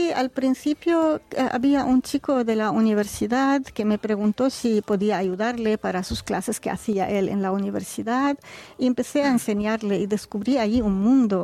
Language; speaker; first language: Spanish; non-native, fluent; Arabic